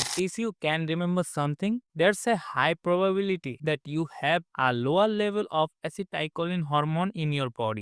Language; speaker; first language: English; non-native, fluent; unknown